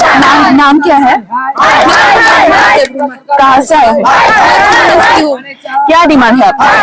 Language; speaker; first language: Hindi; non-native, local second language; Bangla